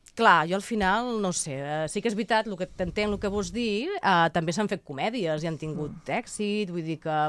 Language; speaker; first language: Catalan; non-native, local second language; Spanish